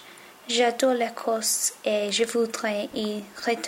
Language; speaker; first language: French; non-native, learner; English